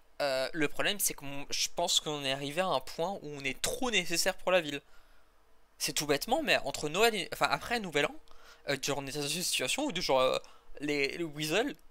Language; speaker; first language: French; native; French